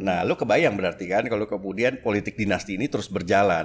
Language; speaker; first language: Indonesian; native; Indonesian